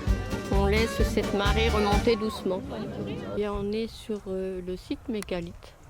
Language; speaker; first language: French; native; French